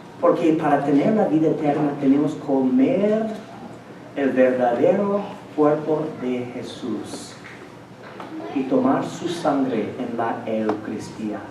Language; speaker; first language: Spanish; non-native, fluent; English